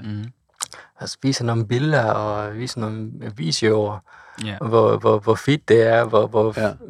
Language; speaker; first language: Danish; non-native, fluent; Japanese